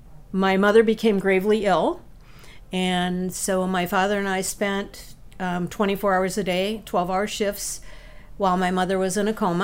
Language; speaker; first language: English; native; English